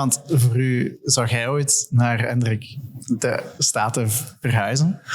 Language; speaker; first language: Dutch; native; Dutch